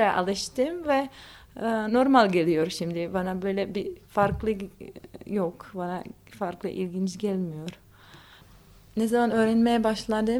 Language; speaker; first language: Turkish; non-native, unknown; Czech